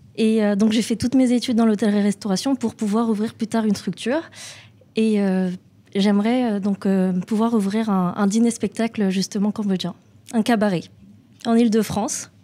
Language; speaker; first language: French; native; French